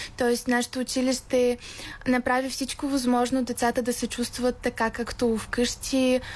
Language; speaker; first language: Bulgarian; early bilingual, heritage; Bulgarian